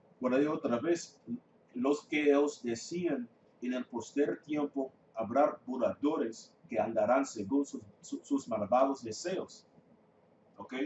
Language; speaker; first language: Spanish; non-native, fluent; English